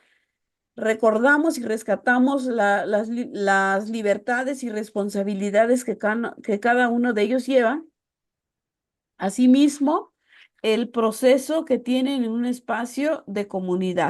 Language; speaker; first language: Spanish; native; Spanish